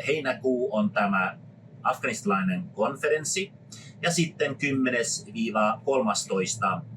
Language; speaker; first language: Finnish; non-native, fluent; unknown